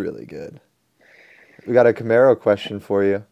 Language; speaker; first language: English; native; English